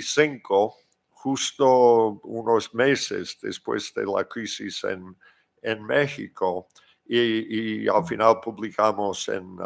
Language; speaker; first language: Spanish; non-native, fluent; English